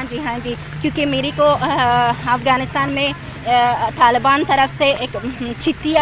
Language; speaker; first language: Hindi; non-native, learner; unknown